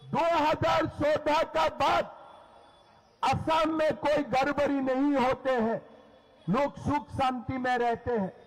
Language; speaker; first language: Hindi; non-native, local second language; Assamese